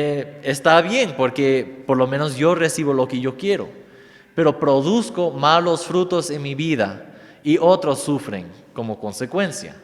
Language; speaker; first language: Spanish; non-native, fluent; English